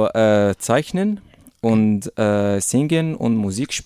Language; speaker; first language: German; non-native, learner; Arabic